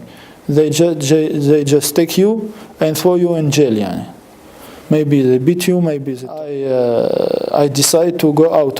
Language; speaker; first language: English; non-native, fluent; French